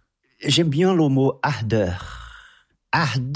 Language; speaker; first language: French; non-native, fluent; Portuguese